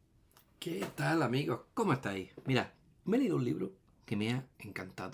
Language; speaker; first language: Spanish; native; Spanish